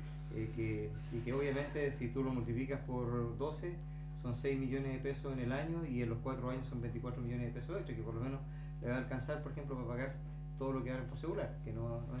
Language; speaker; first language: Spanish; native; Spanish